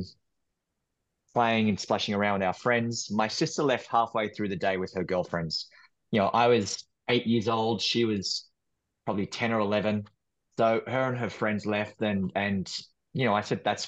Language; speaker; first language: English; native; English